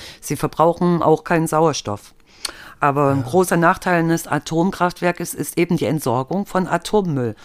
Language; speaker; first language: German; native; German